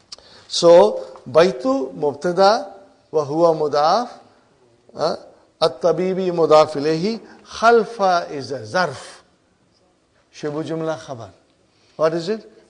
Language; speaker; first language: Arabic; non-native, fluent; English